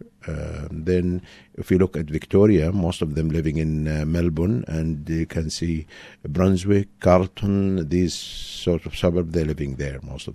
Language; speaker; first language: English; non-native, fluent; Arabic